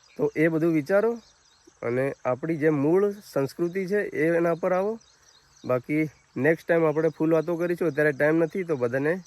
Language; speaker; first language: Gujarati; native; Gujarati